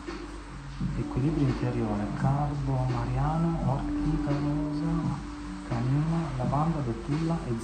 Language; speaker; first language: Italian; native; Italian